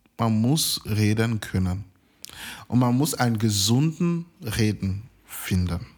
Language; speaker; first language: German; non-native, fluent; French